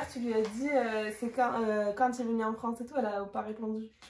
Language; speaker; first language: French; native; French